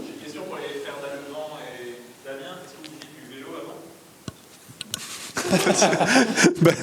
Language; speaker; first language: French; native; French